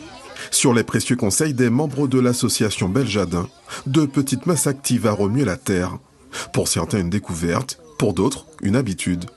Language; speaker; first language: French; native; French